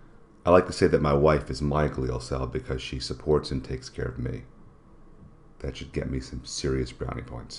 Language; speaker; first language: English; native; English